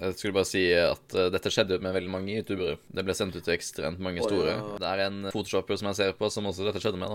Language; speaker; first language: Norwegian; native; Norwegian